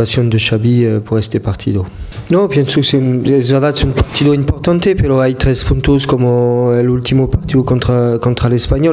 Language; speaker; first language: Spanish; non-native, fluent; French